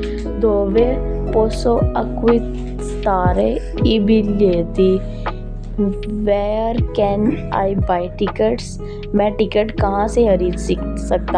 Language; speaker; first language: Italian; non-native, learner; Urdu